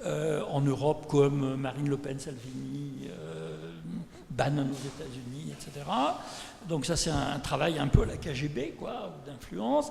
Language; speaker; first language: French; native; French